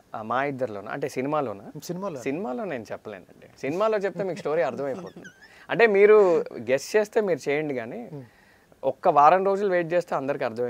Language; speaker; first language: Telugu; native; Telugu